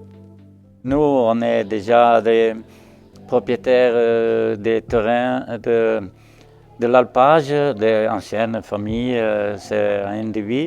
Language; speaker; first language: French; non-native, local second language; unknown